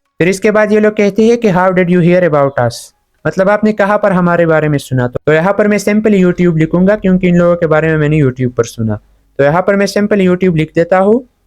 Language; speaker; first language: Urdu; non-native, local second language; Punjabi